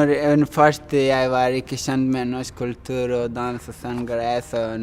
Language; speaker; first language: Norwegian; non-native, learner; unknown